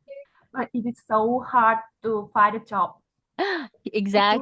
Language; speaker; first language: English; non-native, learner; Vietnamese